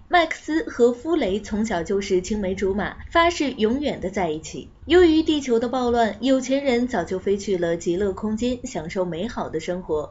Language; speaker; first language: Chinese; native; Chinese